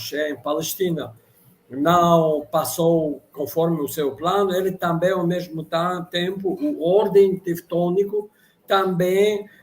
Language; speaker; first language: Portuguese; non-native, fluent; Russian